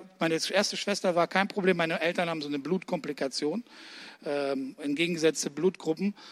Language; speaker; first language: German; early bilingual, other home language; Russian